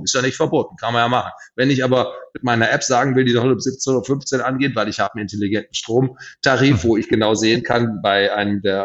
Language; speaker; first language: German; native; German